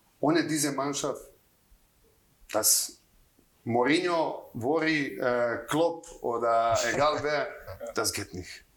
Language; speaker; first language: German; non-native, learner; Croatian